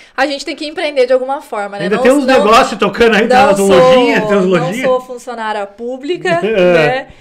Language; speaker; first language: Portuguese; native; Portuguese